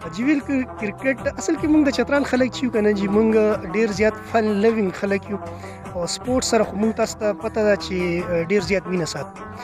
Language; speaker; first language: Pashto; non-native, local second language; Khowar